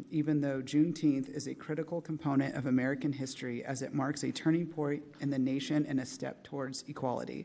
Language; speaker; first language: English; native; English